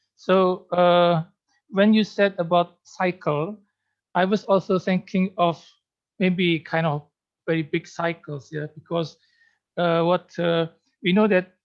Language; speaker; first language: English; non-native, fluent; Indonesian